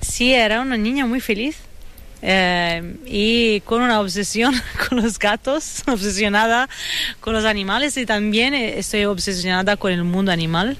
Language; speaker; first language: Spanish; non-native, fluent; Italian